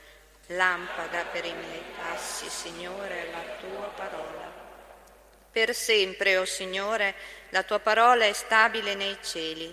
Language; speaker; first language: Italian; native; Italian